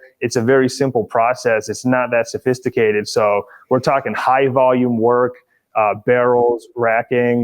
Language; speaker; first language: English; native; English